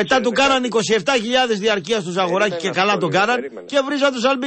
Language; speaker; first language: Greek; native; Greek